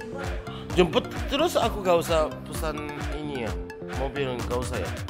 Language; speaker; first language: Indonesian; non-native, fluent; Japanese